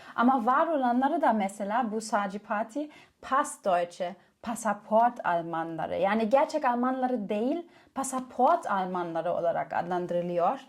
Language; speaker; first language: Turkish; non-native, fluent; German